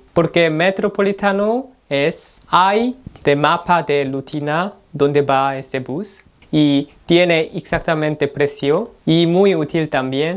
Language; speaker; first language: Spanish; non-native, learner; Korean